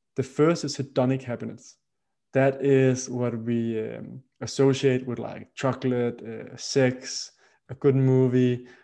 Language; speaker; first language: English; non-native, fluent; Danish